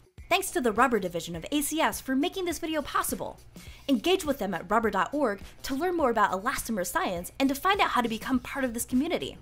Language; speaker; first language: English; native; English